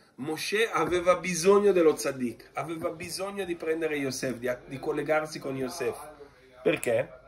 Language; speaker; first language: Italian; native; Italian